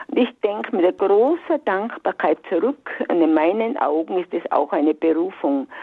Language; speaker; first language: German; native; German